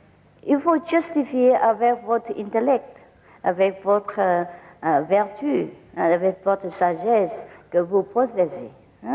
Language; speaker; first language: French; non-native, learner; Vietnamese